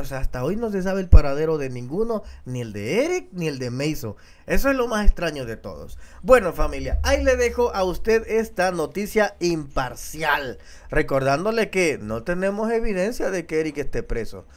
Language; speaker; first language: Spanish; native; Spanish